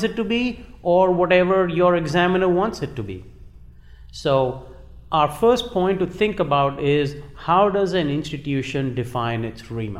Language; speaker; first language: English; non-native, local second language; Hindi